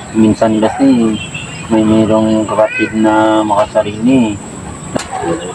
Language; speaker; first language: Filipino; non-native, local second language; Cebuano